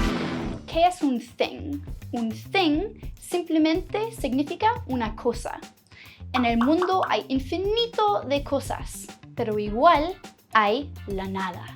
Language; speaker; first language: Spanish; non-native, fluent; English